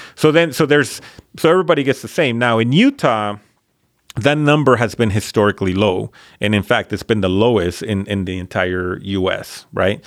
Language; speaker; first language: English; early bilingual, other home language; Spanish